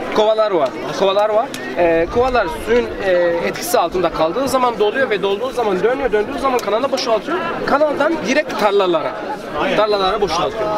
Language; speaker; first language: Turkish; non-native, fluent; Arabic